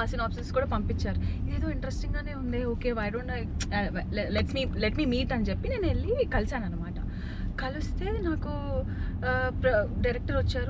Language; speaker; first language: Telugu; native; Telugu